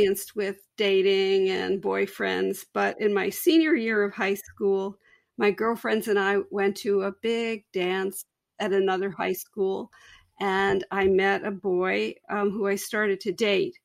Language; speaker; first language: English; native; English